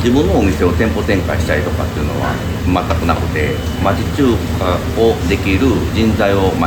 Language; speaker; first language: Japanese; native; Japanese